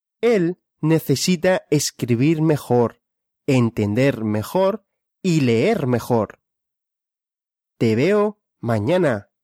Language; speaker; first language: Spanish; non-native, fluent; Russian